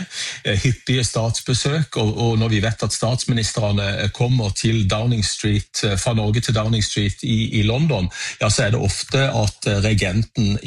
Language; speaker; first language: Norwegian; native; Norwegian